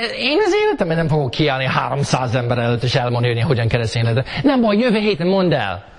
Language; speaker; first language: Hungarian; early bilingual, heritage; Hungarian